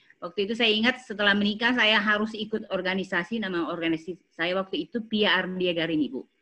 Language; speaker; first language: Indonesian; native; Indonesian